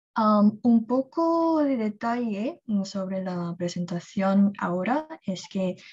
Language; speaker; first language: Spanish; non-native, fluent; Korean